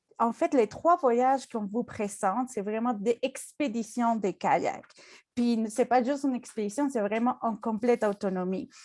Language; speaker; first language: French; non-native, fluent; Spanish